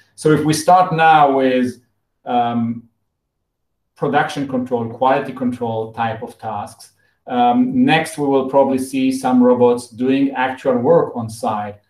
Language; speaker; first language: English; non-native, fluent; Hebrew